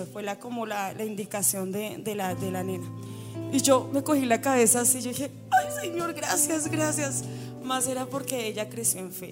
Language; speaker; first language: Spanish; native; Spanish